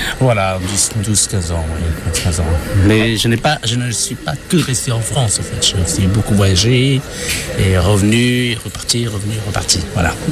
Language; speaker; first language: French; non-native, fluent; Khmer